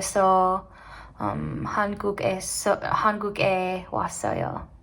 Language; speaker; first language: Korean; non-native, learner; English